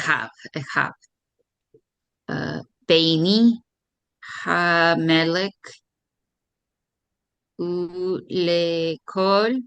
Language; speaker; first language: Hebrew; non-native, learner; English